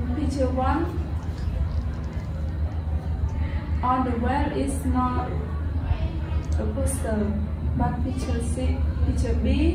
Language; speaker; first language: English; non-native, learner; Khmer